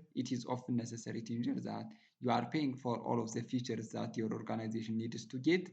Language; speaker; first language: English; non-native, local second language; Amharic